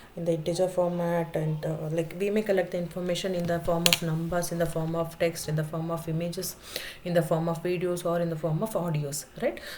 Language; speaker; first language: English; non-native, local second language; Kannada